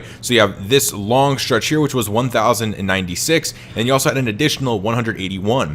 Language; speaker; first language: English; native; English